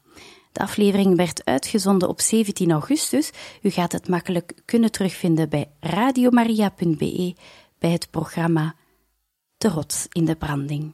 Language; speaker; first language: Dutch; native; Dutch